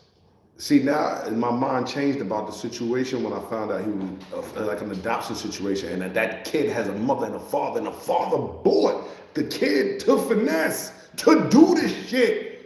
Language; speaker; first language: English; native; English